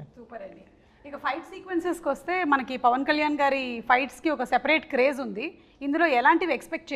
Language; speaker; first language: Telugu; native; Telugu